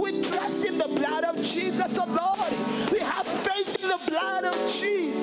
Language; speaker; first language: English; non-native, local second language; Ganda